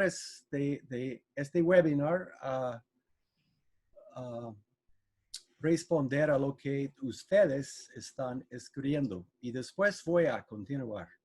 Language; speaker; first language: Spanish; non-native, fluent; English